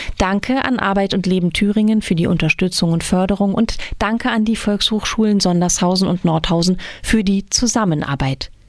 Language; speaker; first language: German; native; German